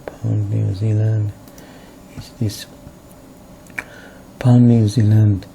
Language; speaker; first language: English; non-native, fluent; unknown